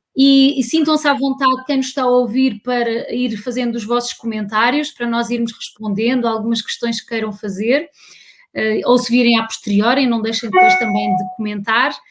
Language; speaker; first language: Portuguese; native; Portuguese